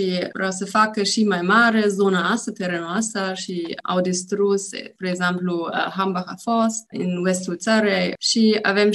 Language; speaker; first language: Romanian; non-native, learner; German